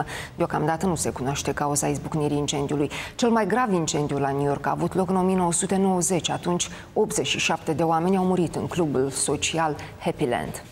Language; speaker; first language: Romanian; native; Romanian